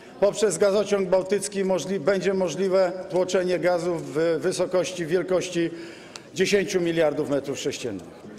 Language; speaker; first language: Polish; native; Polish